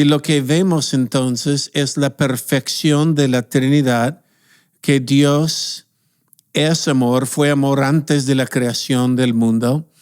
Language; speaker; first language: Spanish; non-native, fluent; English